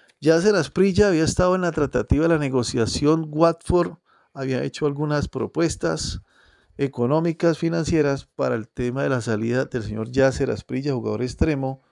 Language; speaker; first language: Spanish; native; Spanish